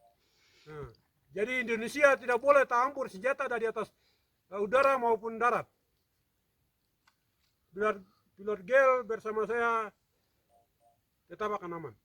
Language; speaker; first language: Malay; non-native, local second language; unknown